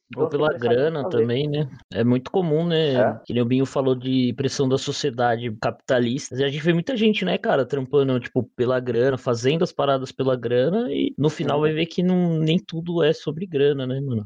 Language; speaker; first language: Portuguese; native; Portuguese